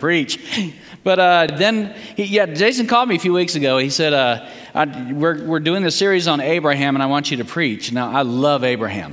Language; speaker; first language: English; early bilingual, heritage; English